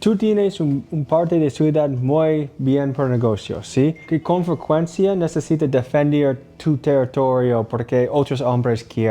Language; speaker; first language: Spanish; non-native, learner; English